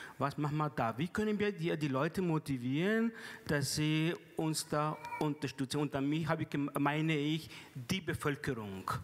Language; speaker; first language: German; non-native, fluent; Spanish